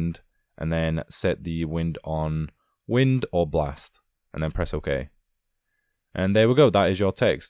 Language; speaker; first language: English; native; English